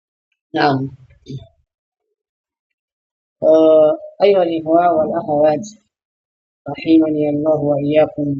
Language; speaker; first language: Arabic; non-native, fluent; Indonesian